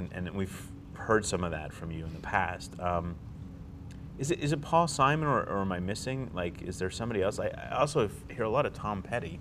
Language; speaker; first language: English; native; English